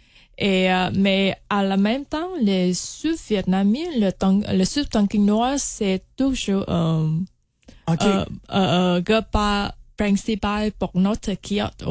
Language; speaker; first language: French; non-native, learner; Vietnamese